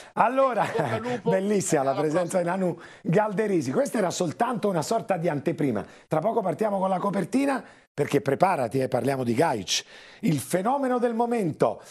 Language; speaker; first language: Italian; native; Italian